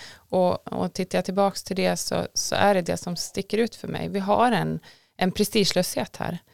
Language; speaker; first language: Swedish; native; Swedish